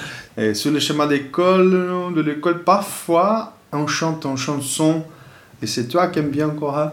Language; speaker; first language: French; non-native, fluent; Portuguese